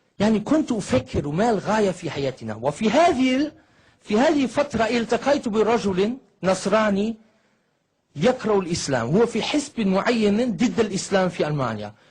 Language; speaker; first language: Egyptian Arabic; non-native, fluent; German